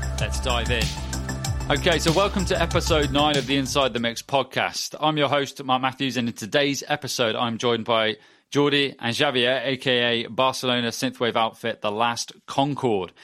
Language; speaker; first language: English; native; English